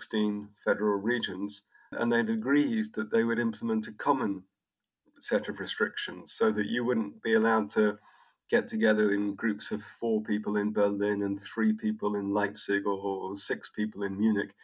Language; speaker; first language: English; native; English